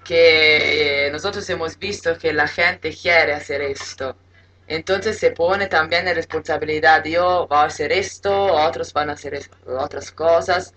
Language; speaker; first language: Spanish; non-native, learner; Italian